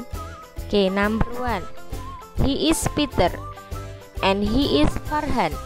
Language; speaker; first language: English; non-native, fluent; Indonesian